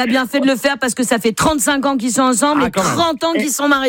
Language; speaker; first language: French; native; French